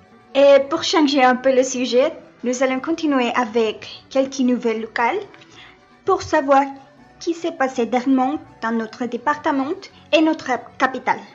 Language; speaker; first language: French; non-native, learner; Spanish